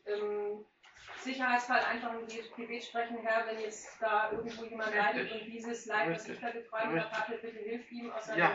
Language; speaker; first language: German; native; German